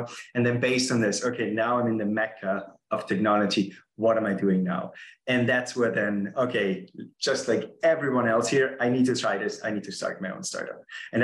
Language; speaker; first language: English; non-native, fluent; German